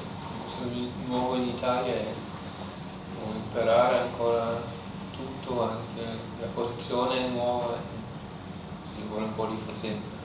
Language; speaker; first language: Italian; non-native, learner; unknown